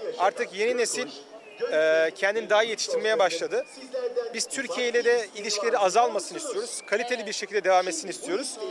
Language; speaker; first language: Turkish; native; Turkish